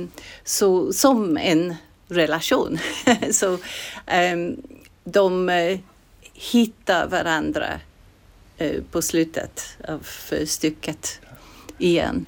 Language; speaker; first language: Swedish; non-native, fluent; English